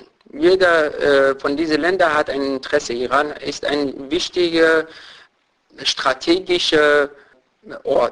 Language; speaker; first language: German; non-native, fluent; Persian